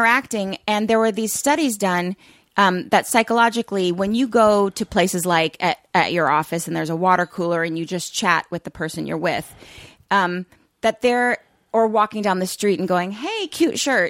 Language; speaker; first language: English; native; English